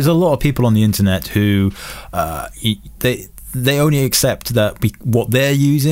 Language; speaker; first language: English; native; English